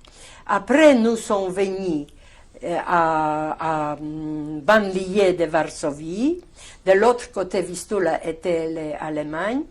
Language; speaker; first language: French; non-native, learner; Polish